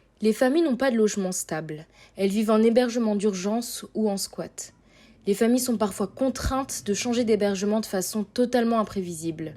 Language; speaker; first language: French; native; French